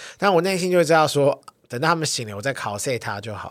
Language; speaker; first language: Chinese; native; Chinese